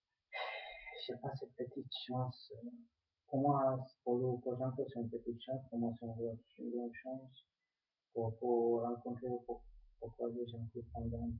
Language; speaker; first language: French; non-native, fluent; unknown